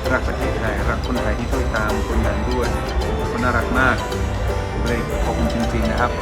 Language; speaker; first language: Thai; non-native, fluent; English